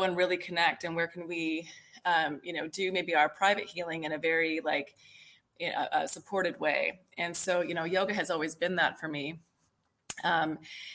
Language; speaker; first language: English; native; English